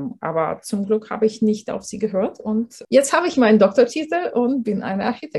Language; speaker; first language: German; non-native, fluent; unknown